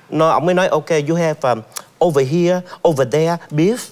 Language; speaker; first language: English; non-native, learner; Vietnamese